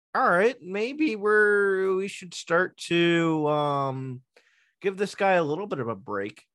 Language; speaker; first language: English; native; English